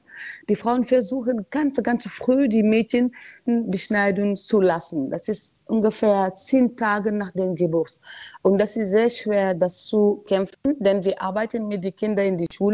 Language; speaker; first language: German; non-native, learner; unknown